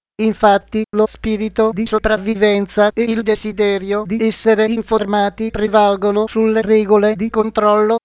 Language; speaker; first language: Italian; non-native, fluent; Arabic